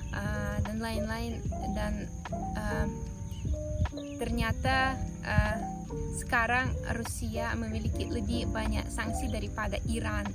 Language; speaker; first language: Indonesian; non-native, fluent; Russian